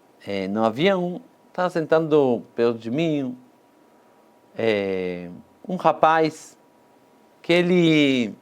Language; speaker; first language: Portuguese; non-native, fluent; Hebrew